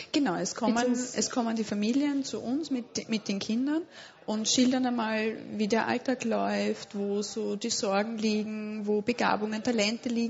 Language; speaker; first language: German; native; German